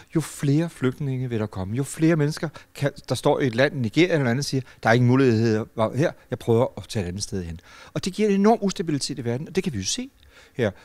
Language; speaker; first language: Danish; native; Danish